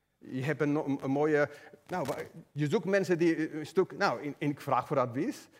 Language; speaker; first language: Dutch; non-native, fluent; Spanish